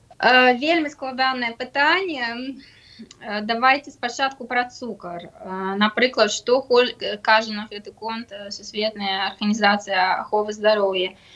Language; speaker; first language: Belarusian; non-native, local second language; Russian